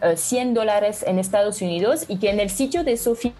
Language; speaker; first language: Spanish; non-native, fluent; French